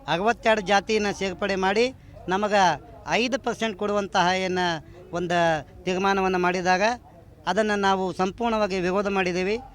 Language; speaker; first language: Kannada; non-native, local second language; Lambadi